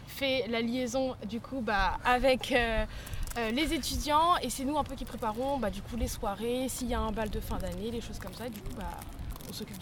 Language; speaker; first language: French; native; French